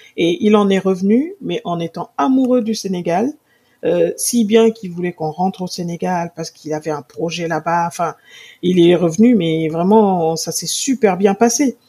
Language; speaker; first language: French; non-native, local second language; Wolof